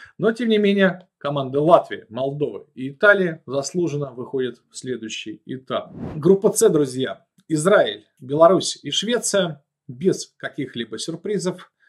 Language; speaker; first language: Russian; native; Russian